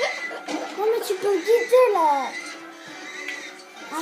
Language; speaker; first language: French; native; French